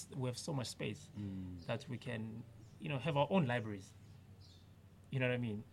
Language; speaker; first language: English; non-native, local second language; Zulu